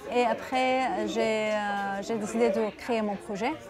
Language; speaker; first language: French; non-native, learner; Arabic